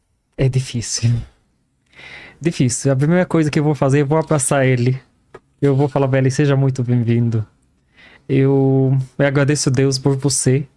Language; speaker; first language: Portuguese; non-native, fluent; Arabic